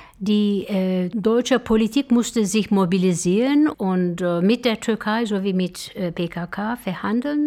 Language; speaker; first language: German; non-native, fluent; Turkish